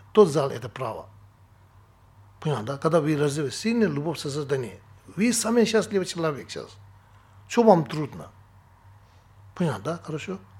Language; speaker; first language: Russian; non-native, learner; Tibetan